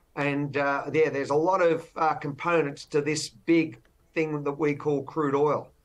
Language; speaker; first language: English; native; English